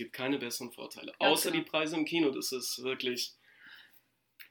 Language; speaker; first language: German; native; German